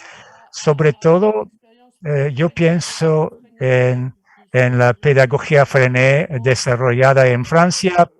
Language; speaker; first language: Spanish; non-native, fluent; French